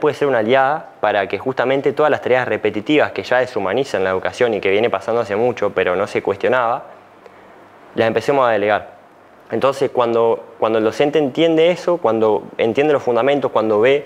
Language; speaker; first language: Spanish; native; Spanish